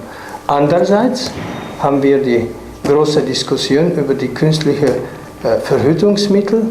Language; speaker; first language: German; non-native, fluent; Slovenian